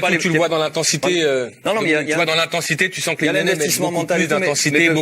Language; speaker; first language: French; native; French